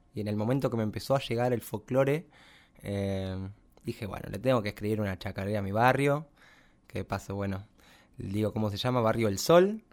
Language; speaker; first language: Spanish; native; Spanish